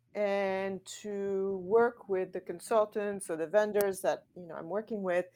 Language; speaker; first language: English; native; English